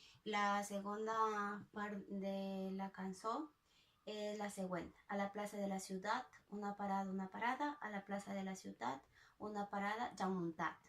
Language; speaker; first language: Catalan; non-native, local second language; Spanish